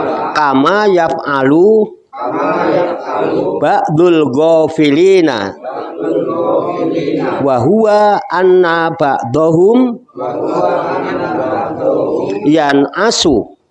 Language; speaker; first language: Arabic; non-native, fluent; Indonesian